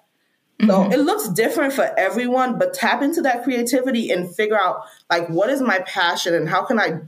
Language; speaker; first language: English; non-native, local second language; Krio